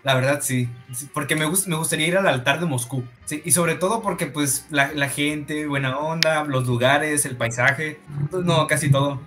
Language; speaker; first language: Spanish; native; Spanish